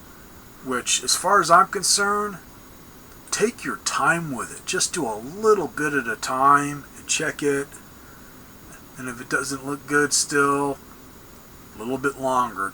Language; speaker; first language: English; native; English